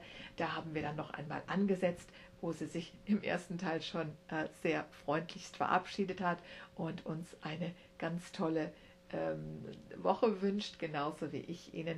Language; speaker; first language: German; native; German